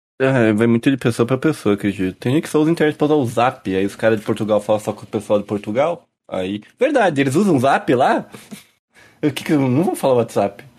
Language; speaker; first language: Portuguese; native; Portuguese